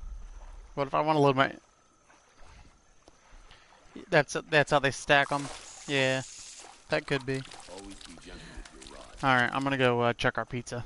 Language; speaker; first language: English; native; English